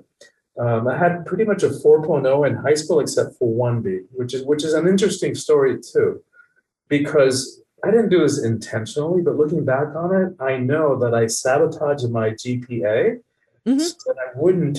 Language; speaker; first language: English; early bilingual, other home language; Spanish